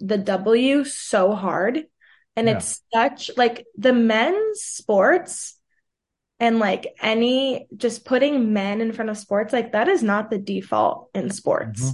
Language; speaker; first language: English; early bilingual, other home language; Portuguese